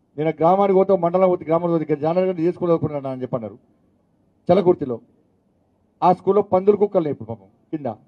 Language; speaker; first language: Telugu; native; Telugu